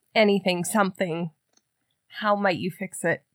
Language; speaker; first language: English; native; English